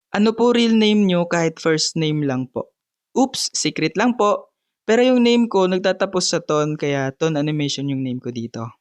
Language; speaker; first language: Filipino; non-native, local second language; Bikol